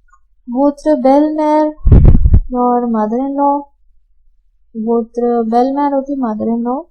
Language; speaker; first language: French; non-native, fluent; Hindi